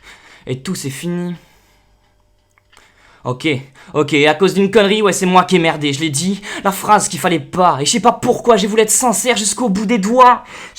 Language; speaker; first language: French; native; French